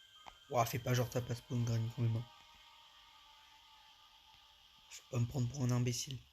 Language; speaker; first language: French; native; French